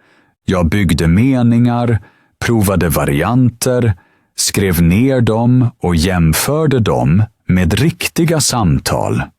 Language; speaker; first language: Swedish; non-native, fluent; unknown